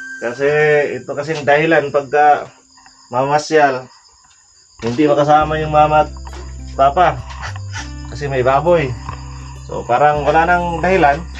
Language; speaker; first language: Filipino; non-native, local second language; Cebuano